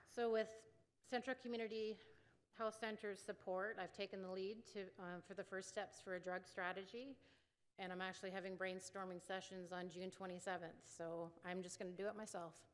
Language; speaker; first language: English; native; English